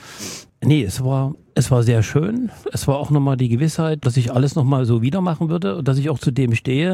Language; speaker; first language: German; native; German